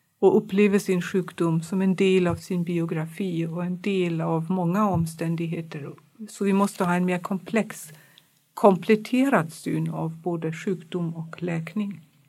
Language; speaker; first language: Swedish; non-native, fluent; German